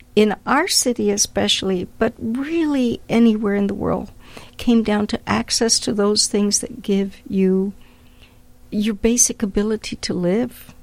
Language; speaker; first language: English; early bilingual, other home language; Spanish